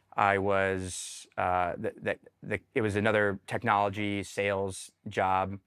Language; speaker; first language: English; native; English